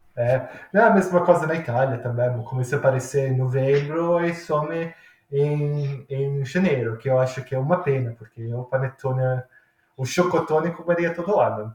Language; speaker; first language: Portuguese; non-native, fluent; Italian